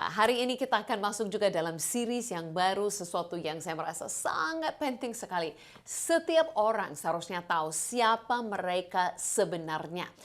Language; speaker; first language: Indonesian; non-native, fluent; English